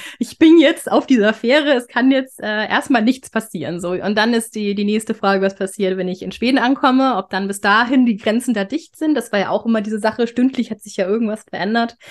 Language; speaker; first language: German; native; German